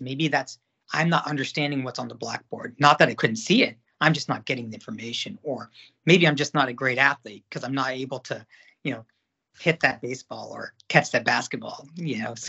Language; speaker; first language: English; native; English